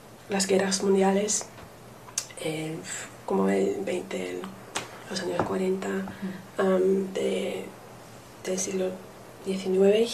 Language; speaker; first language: Spanish; non-native, learner; English